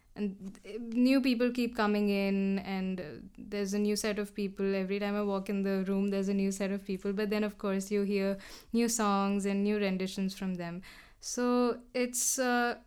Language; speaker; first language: English; non-native, local second language; Hindi